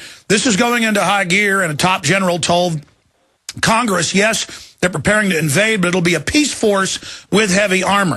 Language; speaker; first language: English; native; English